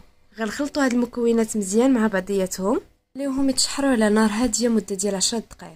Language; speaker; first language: Arabic; native; Arabic